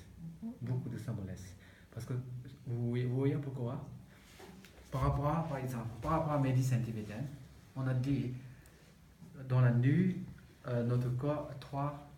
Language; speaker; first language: French; non-native, learner; Tibetan